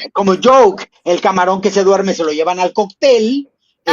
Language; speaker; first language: Spanish; native; Spanish